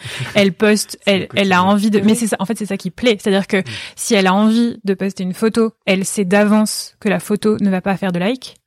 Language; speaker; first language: French; native; French